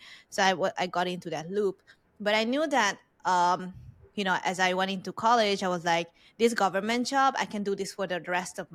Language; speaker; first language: English; non-native, fluent; Hungarian